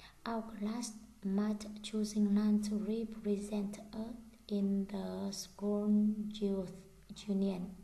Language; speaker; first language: English; non-native, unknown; Vietnamese